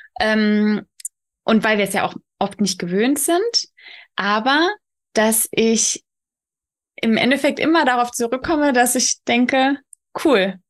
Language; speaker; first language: German; early bilingual, other home language; Polish